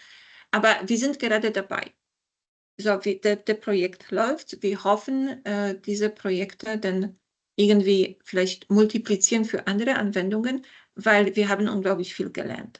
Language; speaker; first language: German; non-native, fluent; Polish